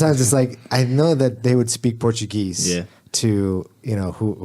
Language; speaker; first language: English; native; English